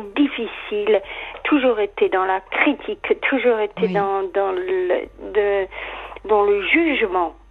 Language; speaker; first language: French; native; French